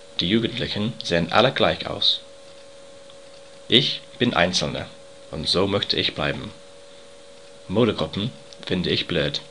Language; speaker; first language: German; non-native, learner; English